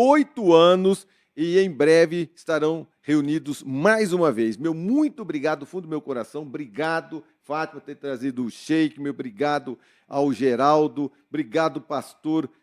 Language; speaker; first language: Portuguese; native; Portuguese